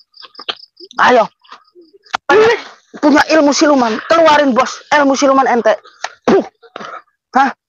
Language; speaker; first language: Indonesian; non-native, local second language; Javanese